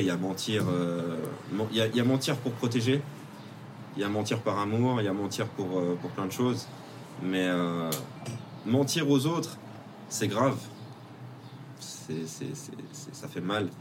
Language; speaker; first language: French; native; French